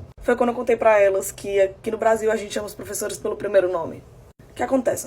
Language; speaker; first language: Portuguese; native; Portuguese